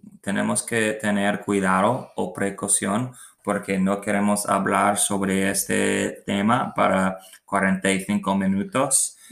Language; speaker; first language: Spanish; non-native, learner; English